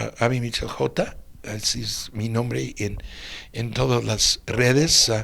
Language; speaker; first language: Spanish; non-native, fluent; English